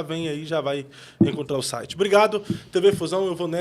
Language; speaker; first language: Portuguese; native; Portuguese